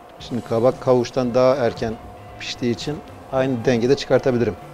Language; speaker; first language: Turkish; native; Turkish